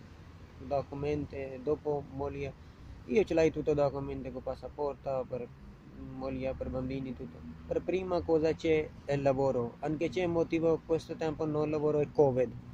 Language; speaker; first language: Italian; non-native, learner; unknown